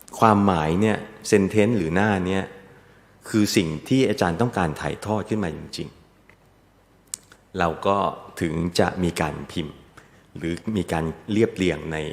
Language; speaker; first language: Thai; native; Thai